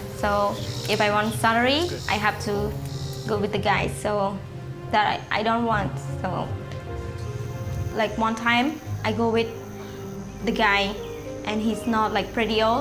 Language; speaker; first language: English; non-native, learner; Khmer